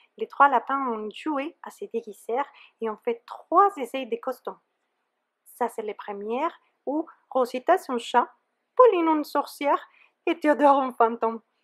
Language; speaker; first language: French; non-native, fluent; Spanish